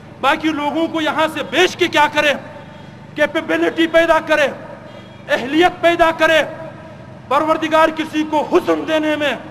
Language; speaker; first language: Urdu; non-native, local second language; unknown